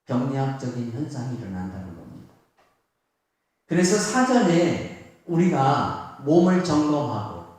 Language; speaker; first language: Korean; native; Korean